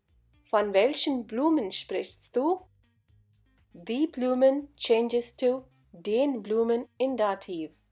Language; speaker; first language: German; non-native, fluent; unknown